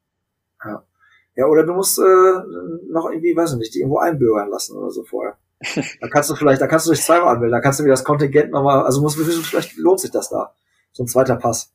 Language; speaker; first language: German; native; German